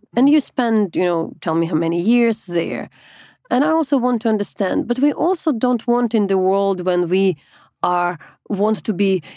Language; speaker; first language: English; non-native, fluent; Ukrainian